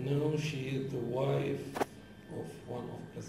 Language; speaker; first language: English; non-native, learner; Arabic